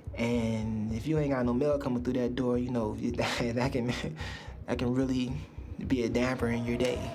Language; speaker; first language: English; native; English